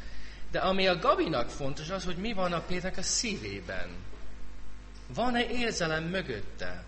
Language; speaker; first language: Hungarian; non-native, fluent; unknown